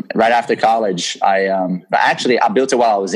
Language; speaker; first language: English; native; English